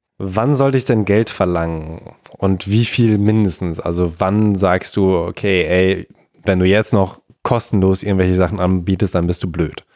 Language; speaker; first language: German; native; German